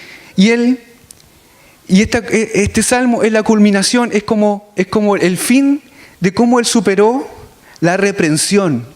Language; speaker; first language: Spanish; native; Spanish